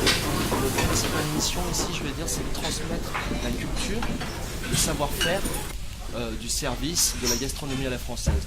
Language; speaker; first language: French; native; French